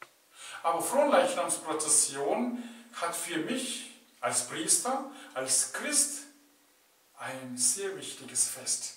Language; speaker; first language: German; non-native, fluent; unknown